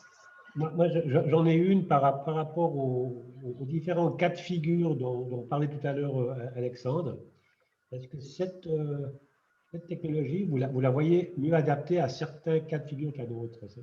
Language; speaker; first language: French; native; French